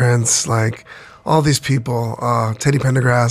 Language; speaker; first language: English; native; English